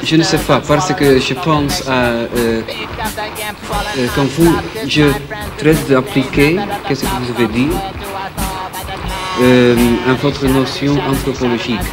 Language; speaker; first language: French; non-native, fluent; Dutch